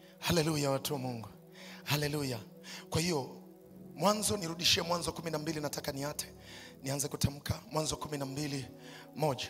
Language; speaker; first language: Swahili; native; Swahili